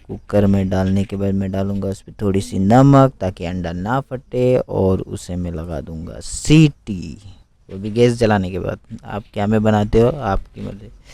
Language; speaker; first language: Hindi; non-native, local second language; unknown